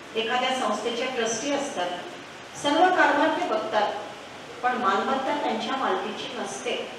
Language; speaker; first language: Marathi; non-native, local second language; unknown